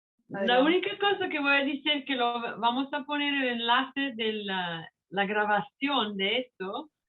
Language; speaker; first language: Spanish; non-native, fluent; Italian